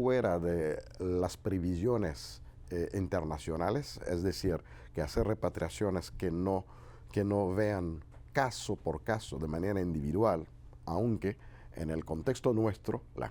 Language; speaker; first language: Spanish; non-native, fluent; Haitian Creole